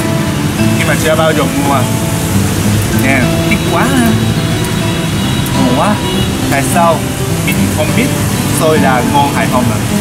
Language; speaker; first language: Vietnamese; non-native, learner; Japanese